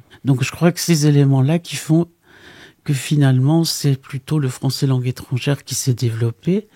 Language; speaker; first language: French; native; French